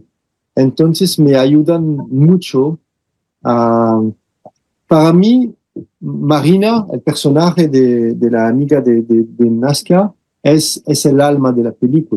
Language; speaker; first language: Spanish; non-native, fluent; French